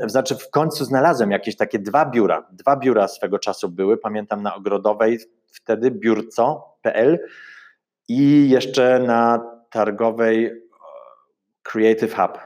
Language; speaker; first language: Polish; early bilingual, heritage; Polish